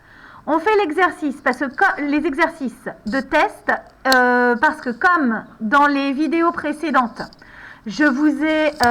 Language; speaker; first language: French; native; French